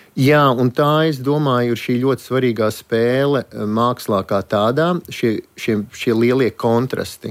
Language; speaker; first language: Latvian; native; Latvian